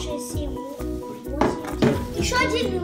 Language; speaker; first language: Russian; early bilingual, heritage; Russian